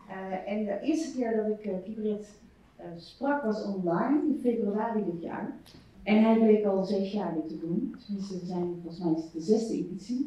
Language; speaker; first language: Dutch; native; Dutch